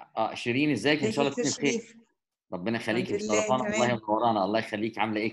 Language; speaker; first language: Arabic; native; Arabic